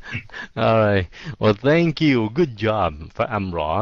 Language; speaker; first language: English; non-native, fluent; Vietnamese